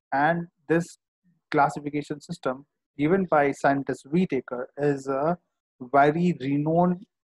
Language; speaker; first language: English; non-native, local second language; Gujarati